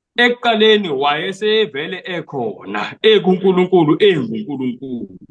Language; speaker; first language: Zulu; non-native, local second language; Xhosa